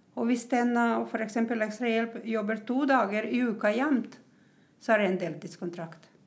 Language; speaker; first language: Norwegian; non-native, fluent; Croatian